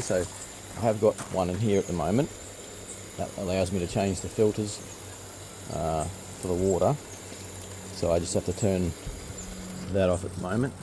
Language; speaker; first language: English; native; English